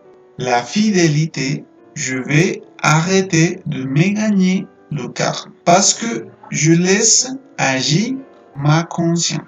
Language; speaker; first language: French; non-native, fluent; Spanish